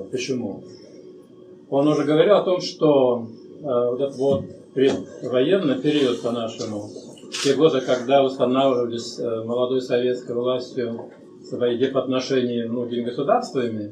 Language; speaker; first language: Russian; native; Russian